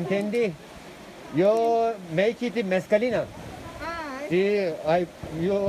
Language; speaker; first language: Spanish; non-native, learner; Turkish